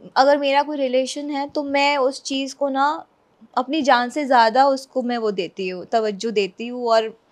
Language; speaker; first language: Hindi; non-native, local second language; Gujarati